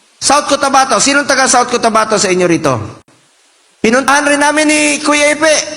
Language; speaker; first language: Filipino; non-native, local second language; Cebuano